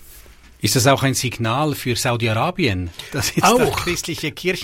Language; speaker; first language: German; native; German